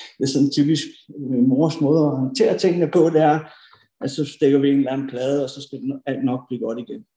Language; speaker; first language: Danish; early bilingual, other home language; Norwegian